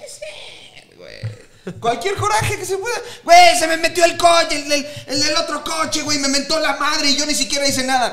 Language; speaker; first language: Spanish; native; Spanish